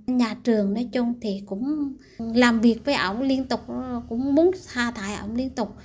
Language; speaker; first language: Vietnamese; non-native, local second language; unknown